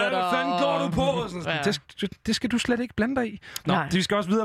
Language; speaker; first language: Danish; native; Danish